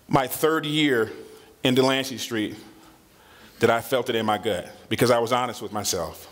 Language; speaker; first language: English; native; English